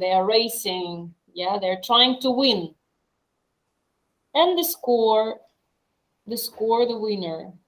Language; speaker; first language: English; non-native, fluent; Russian